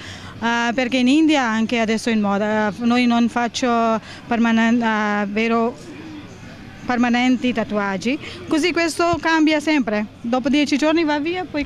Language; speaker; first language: Italian; non-native, learner; Hindi